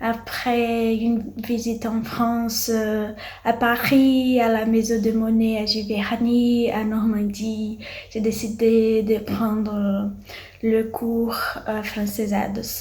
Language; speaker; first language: French; non-native, learner; Portuguese